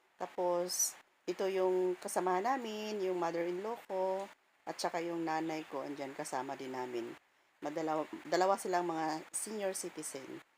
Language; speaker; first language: Filipino; non-native, local second language; Cebuano